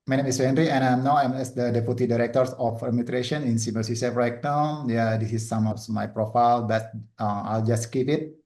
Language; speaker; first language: English; non-native, learner; Indonesian